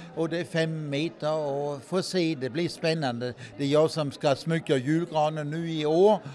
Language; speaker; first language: Swedish; non-native, fluent; German